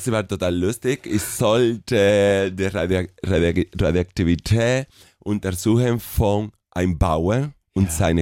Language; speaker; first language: German; non-native, fluent; Spanish